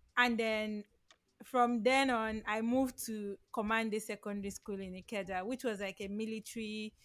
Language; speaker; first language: English; non-native, local second language; Yoruba